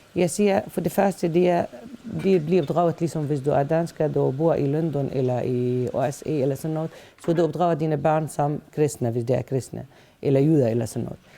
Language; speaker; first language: Danish; non-native, fluent; Arabic